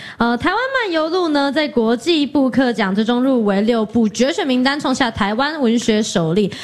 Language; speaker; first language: Chinese; native; Chinese